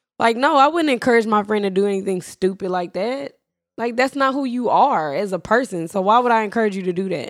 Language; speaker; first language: English; native; English